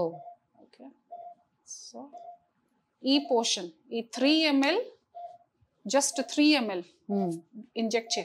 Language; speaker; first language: Telugu; non-native, fluent; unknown